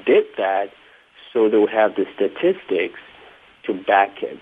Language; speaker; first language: English; non-native, local second language; Akan